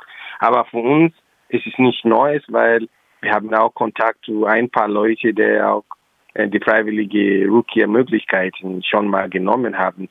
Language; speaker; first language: German; non-native, local second language; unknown